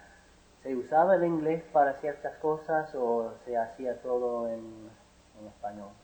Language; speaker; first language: Spanish; non-native, fluent; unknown